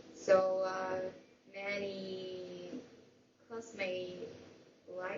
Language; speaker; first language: English; non-native, learner; Vietnamese